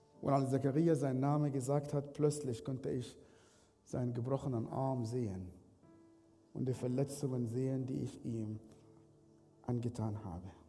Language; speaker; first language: German; non-native, fluent; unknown